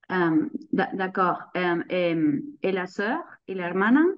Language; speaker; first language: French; non-native, fluent; Catalan